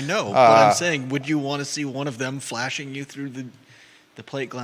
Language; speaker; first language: English; native; English